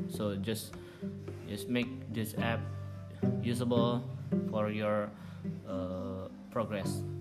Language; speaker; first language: English; non-native, fluent; Indonesian